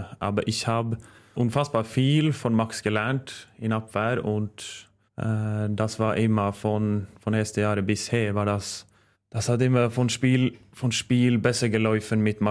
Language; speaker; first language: German; non-native, fluent; Norwegian